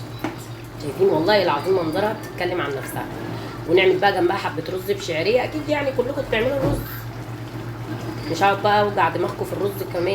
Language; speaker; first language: Arabic; native; Arabic